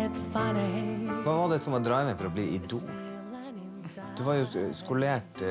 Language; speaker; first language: Norwegian; native; Norwegian